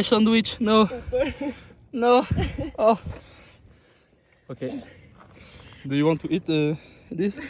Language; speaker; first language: English; non-native, learner; French